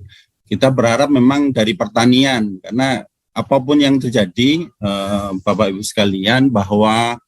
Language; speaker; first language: Indonesian; native; Indonesian